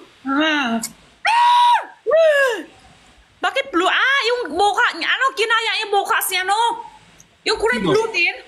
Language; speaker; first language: Filipino; non-native, learner; Chinese